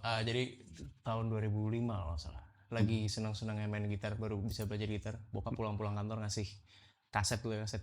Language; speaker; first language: Indonesian; native; Indonesian